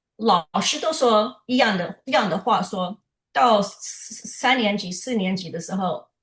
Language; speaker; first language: Chinese; early bilingual, heritage; Chinese